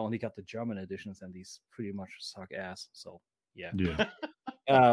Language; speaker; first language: English; non-native, fluent; German